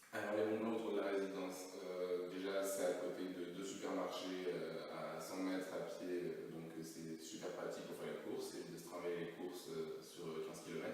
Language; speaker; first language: French; native; French